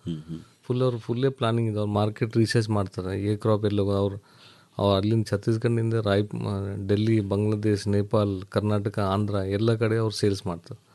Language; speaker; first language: Kannada; non-native, learner; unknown